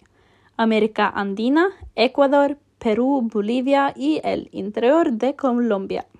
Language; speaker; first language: Spanish; non-native, fluent; Norwegian